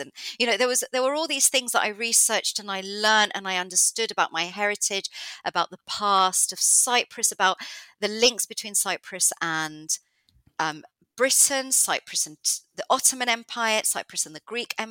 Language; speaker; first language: English; non-native, local second language; Greek